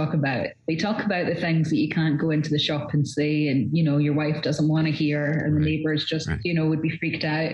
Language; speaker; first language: English; native; English